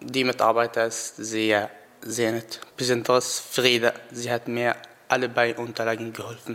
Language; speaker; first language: German; non-native, learner; Arabic